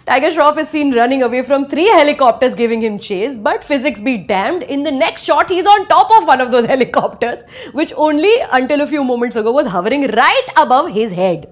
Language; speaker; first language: English; non-native, local second language; Hindi